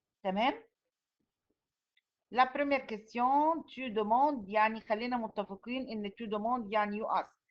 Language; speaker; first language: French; non-native, fluent; Arabic